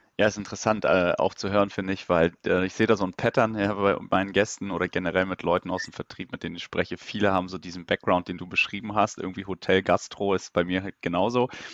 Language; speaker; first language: German; native; German